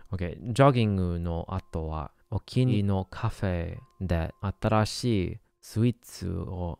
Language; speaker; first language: Japanese; non-native, learner; English